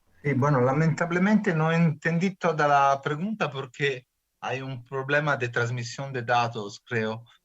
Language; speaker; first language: Spanish; non-native, fluent; Italian